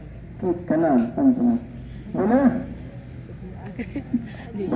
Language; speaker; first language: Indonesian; non-native, learner; Arabic